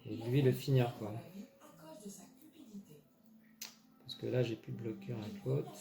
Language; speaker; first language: French; native; French